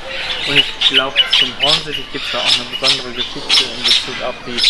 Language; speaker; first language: German; native; German